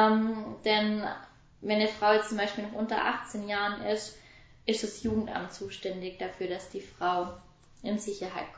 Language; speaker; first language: German; native; German